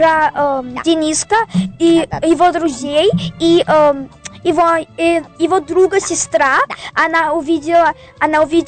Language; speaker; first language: Russian; early bilingual, heritage; Russian